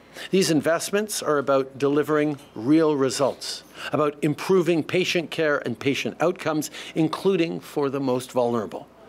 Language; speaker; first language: English; native; English